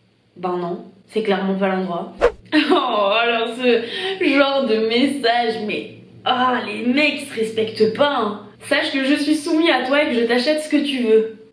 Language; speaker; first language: French; native; French